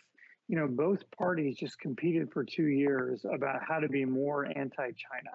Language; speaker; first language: English; native; English